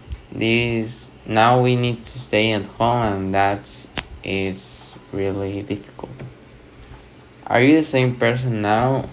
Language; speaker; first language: English; non-native, learner; Spanish